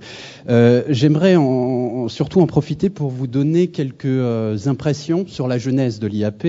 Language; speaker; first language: French; native; French